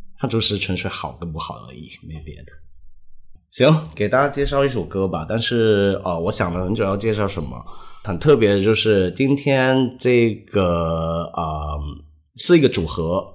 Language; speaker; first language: Chinese; non-native, local second language; Cantonese